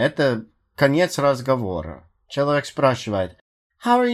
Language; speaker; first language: Russian; non-native, fluent; English